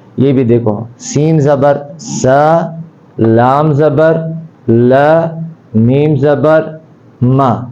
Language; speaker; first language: Urdu; native; Urdu